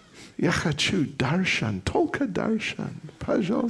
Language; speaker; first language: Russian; non-native, learner; English